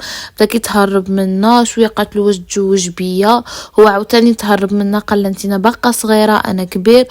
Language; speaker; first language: Arabic; native; Arabic